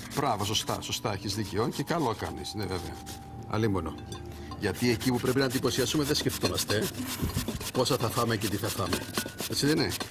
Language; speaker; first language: Greek; native; Greek